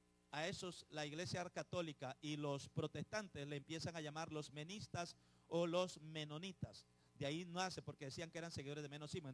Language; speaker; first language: Spanish; native; Spanish